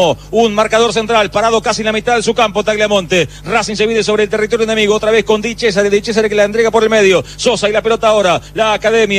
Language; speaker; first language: Spanish; native; Spanish